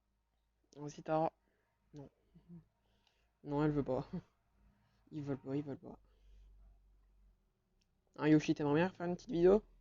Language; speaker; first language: French; native; French